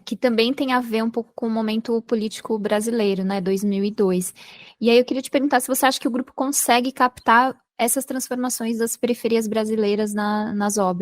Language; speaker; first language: Portuguese; native; Portuguese